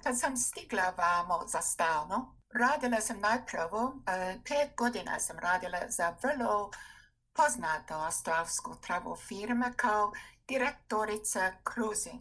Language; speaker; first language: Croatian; non-native, fluent; English